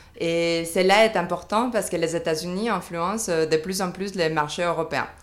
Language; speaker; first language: French; non-native, fluent; Spanish